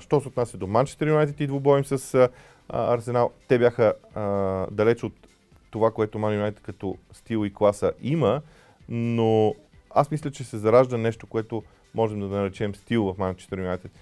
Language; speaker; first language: Bulgarian; native; Bulgarian